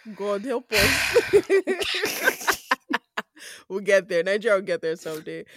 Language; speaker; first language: English; non-native, local second language; Yoruba